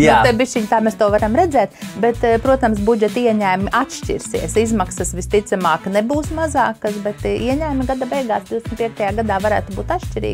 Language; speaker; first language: Latvian; native; Latvian